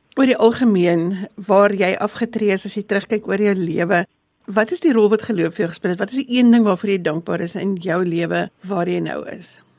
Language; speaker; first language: Afrikaans; native; Afrikaans